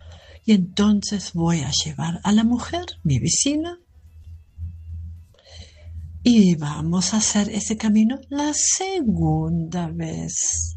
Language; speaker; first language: Spanish; non-native, fluent; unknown